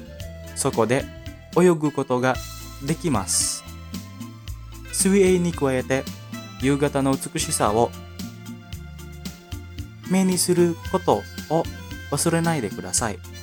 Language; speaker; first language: Japanese; non-native, fluent; Indonesian